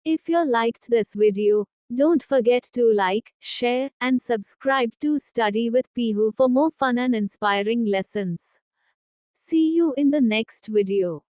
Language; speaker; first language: English; non-native, local second language; Hindi